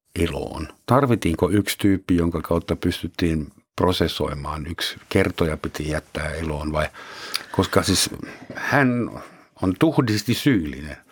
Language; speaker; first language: Finnish; non-native, fluent; German